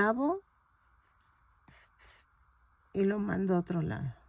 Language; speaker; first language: Spanish; native; Spanish